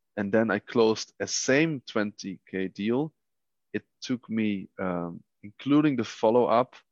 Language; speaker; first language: English; non-native, fluent; Dutch